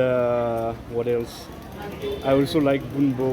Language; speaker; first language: English; non-native, learner; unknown